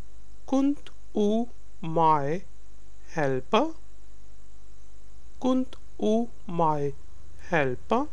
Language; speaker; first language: Dutch; non-native, learner; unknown